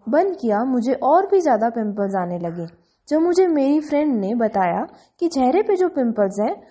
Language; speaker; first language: Hindi; non-native, local second language; Gujarati